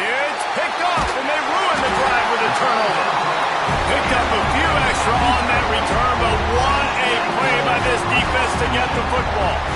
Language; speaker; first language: English; native; English